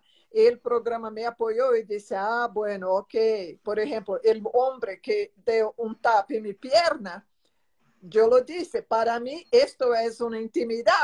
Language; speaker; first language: Spanish; non-native, learner; Portuguese